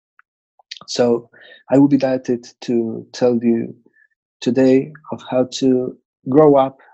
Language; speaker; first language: English; non-native, fluent; Spanish